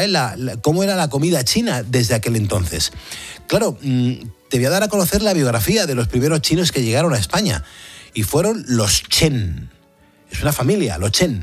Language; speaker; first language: Spanish; native; Spanish